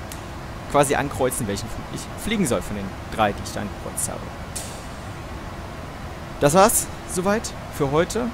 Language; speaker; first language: German; native; German